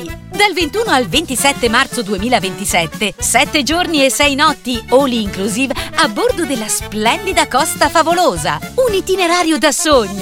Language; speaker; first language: Italian; native; Italian